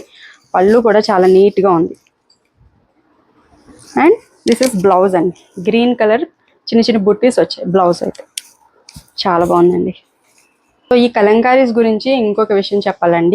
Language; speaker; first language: Telugu; native; Telugu